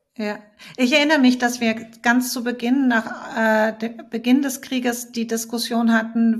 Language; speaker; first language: German; native; German